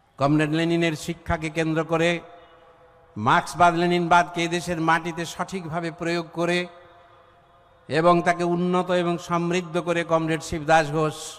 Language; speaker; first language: Bangla; native; Bangla